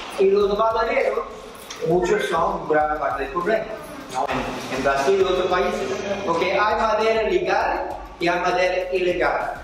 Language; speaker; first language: Spanish; non-native, fluent; English